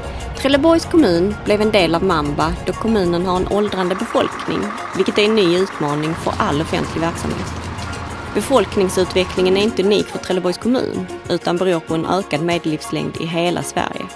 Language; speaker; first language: Swedish; native; Swedish